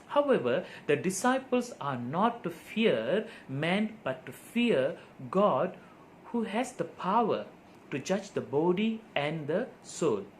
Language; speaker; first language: English; non-native, local second language; Tamil